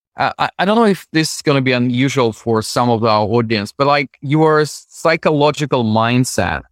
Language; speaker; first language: English; non-native, fluent; Russian